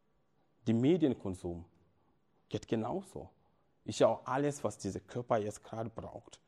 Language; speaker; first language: German; non-native, fluent; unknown